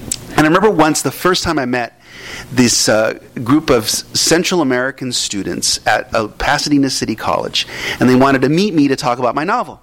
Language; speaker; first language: English; early bilingual, other home language; Spanish